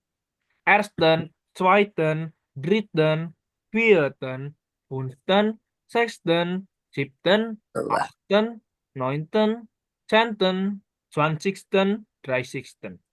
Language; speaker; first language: German; non-native, learner; Indonesian